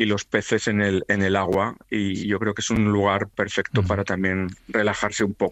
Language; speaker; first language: Spanish; native; Spanish